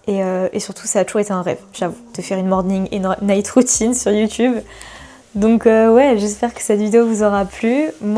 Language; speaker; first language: French; native; French